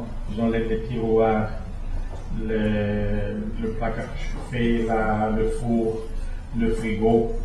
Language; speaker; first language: French; non-native, fluent; Italian